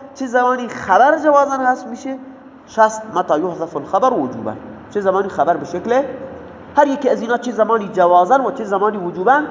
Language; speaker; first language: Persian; non-native, local second language; Baluchi